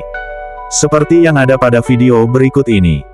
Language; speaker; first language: Indonesian; native; Indonesian